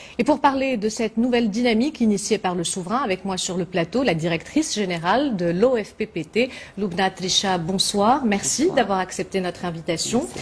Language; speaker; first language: French; non-native, local second language; Arabic